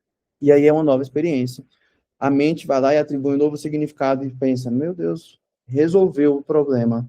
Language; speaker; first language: Portuguese; native; Portuguese